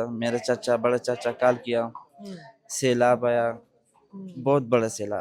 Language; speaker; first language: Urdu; non-native, local second language; Pashto